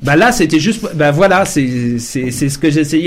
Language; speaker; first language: French; native; French